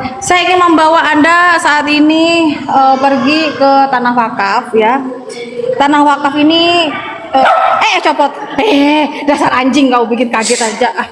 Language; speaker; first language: Indonesian; non-native, local second language; Madurese